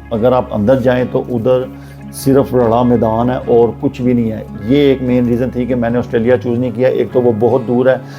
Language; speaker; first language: Urdu; non-native, local second language; Punjabi